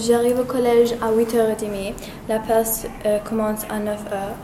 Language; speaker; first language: French; non-native, learner; English